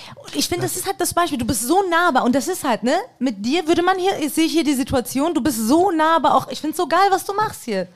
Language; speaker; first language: German; early bilingual, other home language; Persian